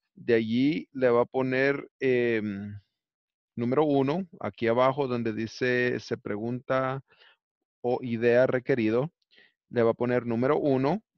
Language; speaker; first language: Spanish; early bilingual, heritage; Spanish